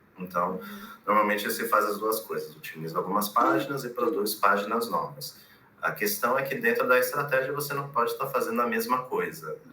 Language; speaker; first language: Portuguese; native; Portuguese